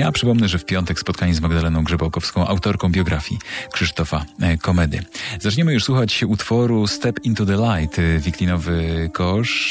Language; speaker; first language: Polish; native; Polish